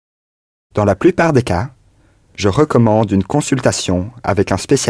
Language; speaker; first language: French; non-native, learner; English